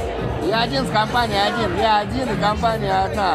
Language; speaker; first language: Russian; native; Russian